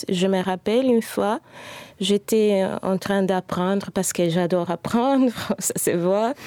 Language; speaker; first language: French; non-native, fluent; Spanish